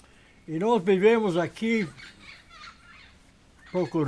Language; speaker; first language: Portuguese; non-native, learner; English